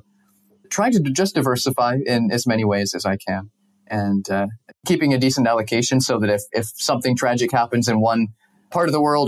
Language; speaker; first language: English; native; English